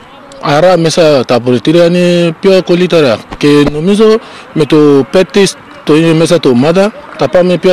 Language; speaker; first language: Greek; non-native, learner; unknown